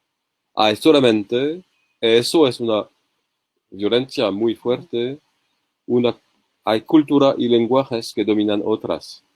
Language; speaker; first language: Spanish; non-native, learner; French